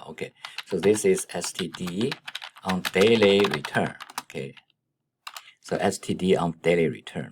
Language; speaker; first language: English; non-native, fluent; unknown